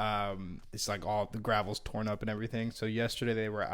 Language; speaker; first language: English; native; English